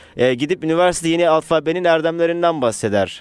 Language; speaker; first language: Turkish; native; Turkish